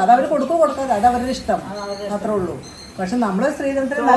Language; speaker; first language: Malayalam; native; Malayalam